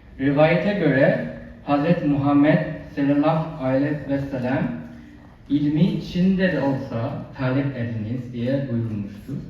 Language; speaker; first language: Turkish; non-native, fluent; Chinese